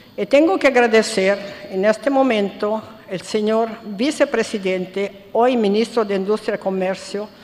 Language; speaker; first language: Spanish; non-native, fluent; Italian